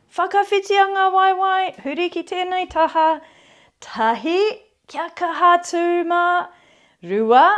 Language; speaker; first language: Māori; non-native, local second language; English